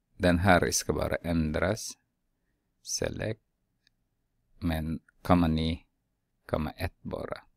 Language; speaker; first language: Swedish; non-native, fluent; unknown